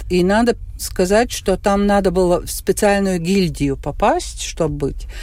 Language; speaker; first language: Russian; non-native, local second language; Latvian